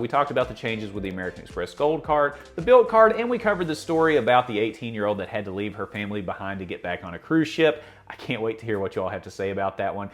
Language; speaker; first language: English; native; English